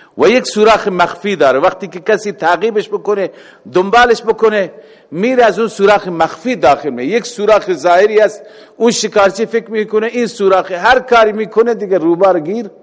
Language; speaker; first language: Persian; native; Persian